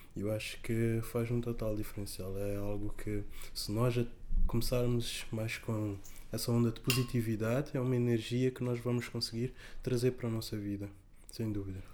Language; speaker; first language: Portuguese; non-native, local second language; Kabuverdianu